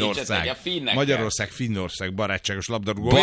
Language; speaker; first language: Hungarian; native; Hungarian